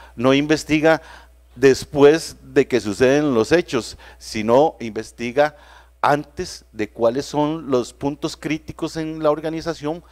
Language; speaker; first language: Spanish; native; Spanish